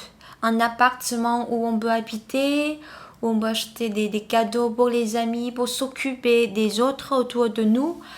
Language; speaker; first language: French; non-native, learner; Vietnamese